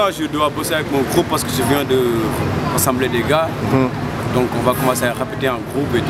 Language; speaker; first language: French; non-native, local second language; Wolof